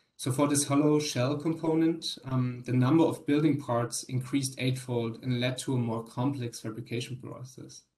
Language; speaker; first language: English; non-native, fluent; German